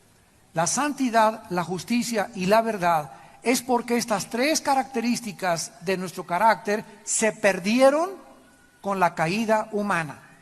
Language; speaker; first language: Spanish; native; Spanish